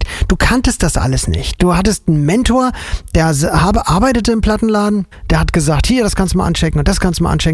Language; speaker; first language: German; native; German